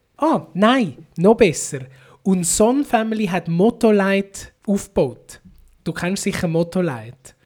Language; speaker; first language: German; early bilingual, other home language; Filipino